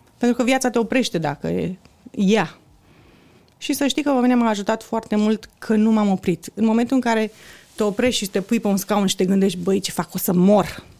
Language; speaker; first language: Romanian; native; Romanian